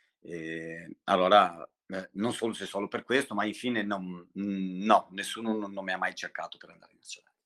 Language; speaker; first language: Italian; non-native, fluent; Portuguese